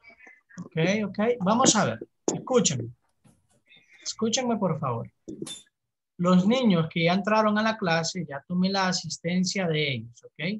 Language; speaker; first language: Spanish; native; Spanish